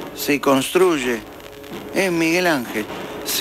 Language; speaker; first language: Spanish; native; Spanish